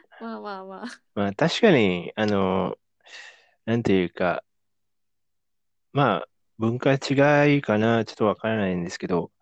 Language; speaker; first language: Japanese; non-native, fluent; Indonesian